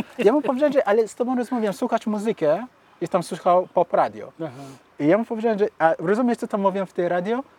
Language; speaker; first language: Polish; non-native, fluent; Yoruba